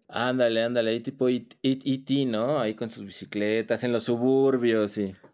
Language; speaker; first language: Spanish; native; Spanish